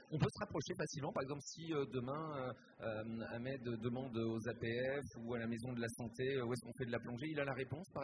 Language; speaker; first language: French; native; French